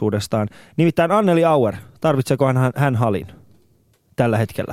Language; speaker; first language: Finnish; early bilingual, other home language; Persian